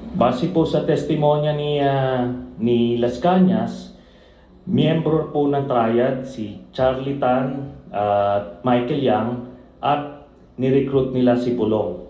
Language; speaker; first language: Filipino; native; Filipino